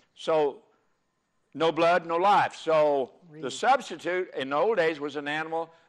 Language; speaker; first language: English; native; English